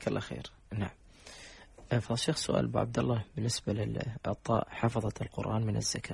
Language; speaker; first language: Arabic; native; Arabic